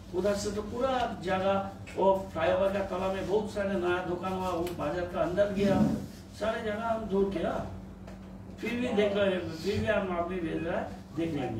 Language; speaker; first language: Hindi; non-native, local second language; Bangla